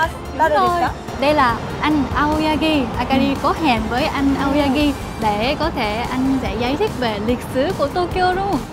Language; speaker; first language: Vietnamese; non-native, fluent; Japanese